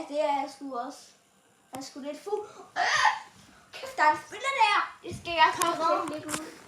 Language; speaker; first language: Danish; native; Danish